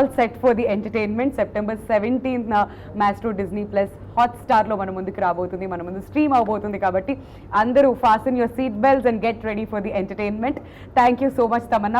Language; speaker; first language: Telugu; native; Telugu